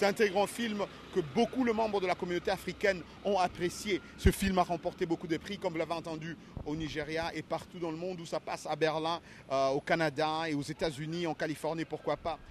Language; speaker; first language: French; non-native, local second language; Lingala